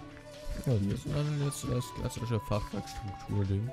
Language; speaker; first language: German; native; German